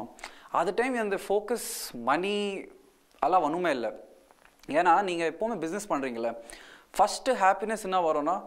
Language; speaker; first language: Tamil; non-native, local second language; Hindi